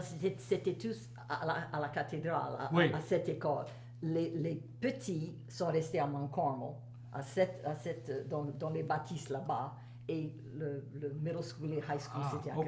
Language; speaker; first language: French; native; French